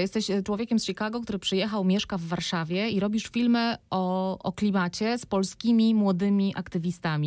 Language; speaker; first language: Polish; native; Polish